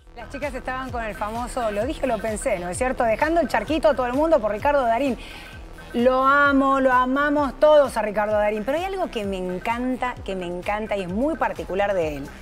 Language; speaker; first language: Spanish; native; Spanish